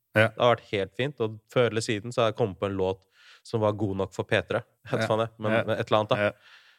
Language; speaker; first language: Norwegian; early bilingual, other home language; Urdu